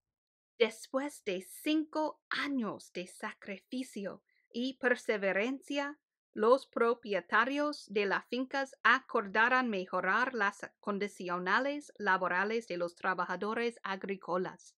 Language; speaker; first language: Spanish; early bilingual, heritage; Spanish